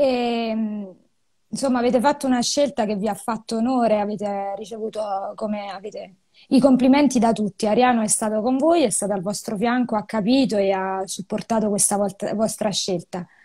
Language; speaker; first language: Italian; native; Italian